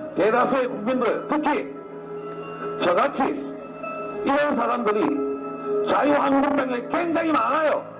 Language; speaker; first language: Korean; native; Korean